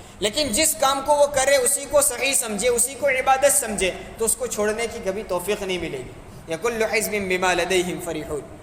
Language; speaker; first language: Urdu; native; Urdu